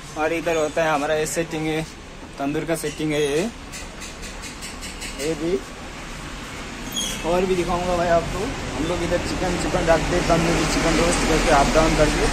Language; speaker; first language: Hindi; non-native, local second language; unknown